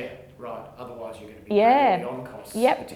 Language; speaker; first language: English; native; English